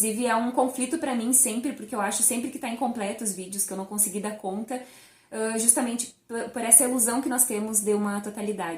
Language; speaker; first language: Portuguese; native; Portuguese